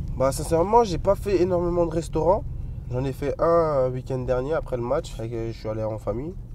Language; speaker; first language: French; native; French